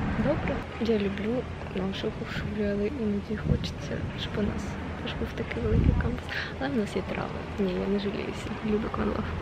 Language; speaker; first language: Ukrainian; non-native, local second language; Russian